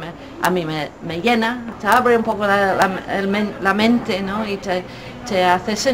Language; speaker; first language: Spanish; non-native, fluent; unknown